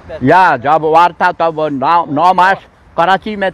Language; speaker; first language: Hindi; non-native, learner; Bangla